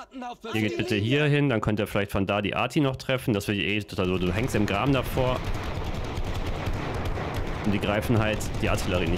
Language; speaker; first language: German; native; German